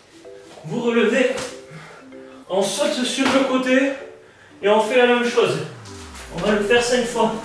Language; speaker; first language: French; native; French